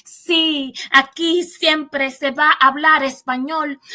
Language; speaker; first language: Spanish; early bilingual, heritage; Spanish